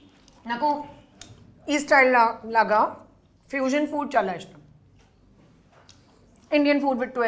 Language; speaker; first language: Telugu; non-native, local second language; Hindi